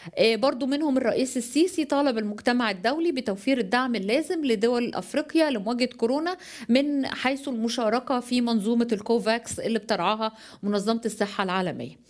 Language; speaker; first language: Arabic; native; Arabic